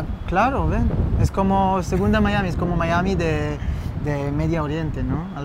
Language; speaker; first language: Spanish; non-native, fluent; Hebrew